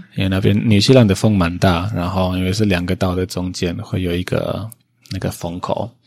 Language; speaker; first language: Chinese; non-native, fluent; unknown